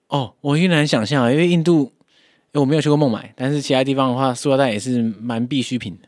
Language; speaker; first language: Chinese; native; Chinese